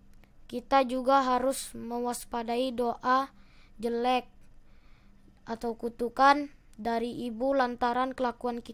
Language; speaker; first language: Indonesian; native; Indonesian